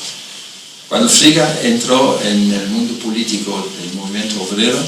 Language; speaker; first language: Spanish; non-native, fluent; German